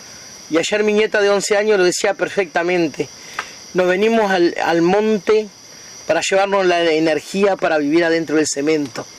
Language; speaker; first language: Spanish; native; Spanish